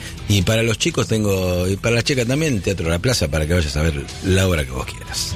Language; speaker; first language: Spanish; native; Spanish